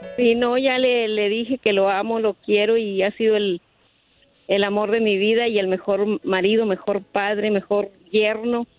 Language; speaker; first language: Spanish; native; Spanish